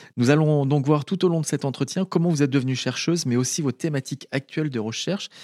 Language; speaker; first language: French; native; French